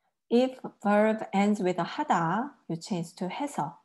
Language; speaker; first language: English; non-native, fluent; Korean